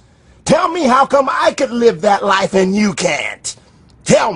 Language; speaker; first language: English; native; English